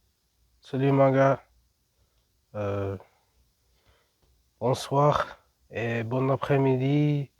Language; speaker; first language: French; non-native, learner; English